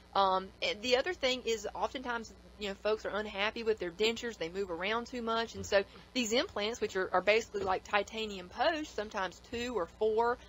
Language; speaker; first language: English; native; English